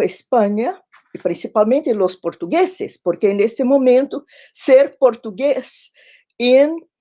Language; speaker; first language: Spanish; non-native, fluent; Portuguese